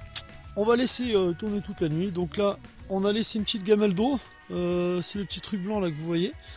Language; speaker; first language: French; native; French